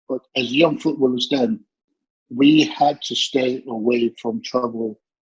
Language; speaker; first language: English; native; English